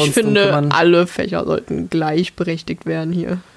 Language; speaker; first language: German; native; German